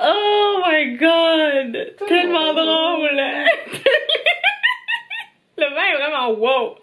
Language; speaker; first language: French; native; French